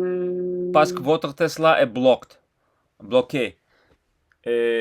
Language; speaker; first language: French; non-native, learner; Russian